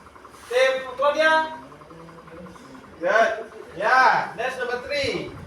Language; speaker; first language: English; non-native, learner; Indonesian